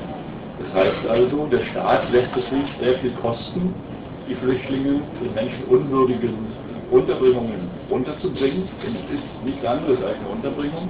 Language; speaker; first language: German; native; German